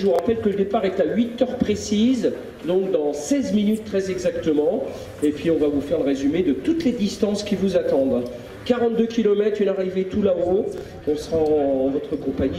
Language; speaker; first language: French; native; French